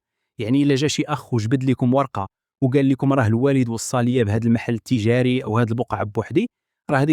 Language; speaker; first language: Arabic; native; Arabic